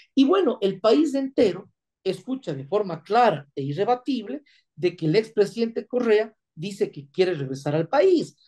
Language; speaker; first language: Spanish; native; Spanish